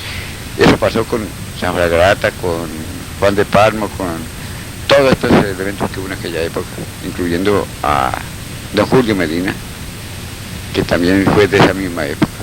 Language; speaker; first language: Spanish; native; Spanish